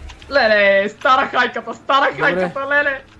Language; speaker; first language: Bulgarian; native; Bulgarian